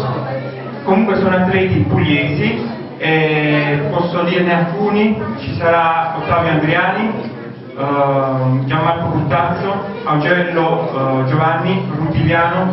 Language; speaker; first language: Italian; native; Italian